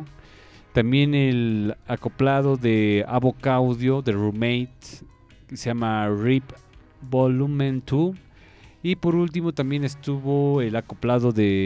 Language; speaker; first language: Spanish; native; Spanish